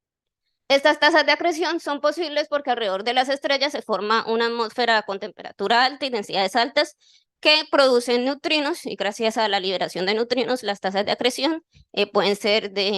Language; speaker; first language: Spanish; native; Spanish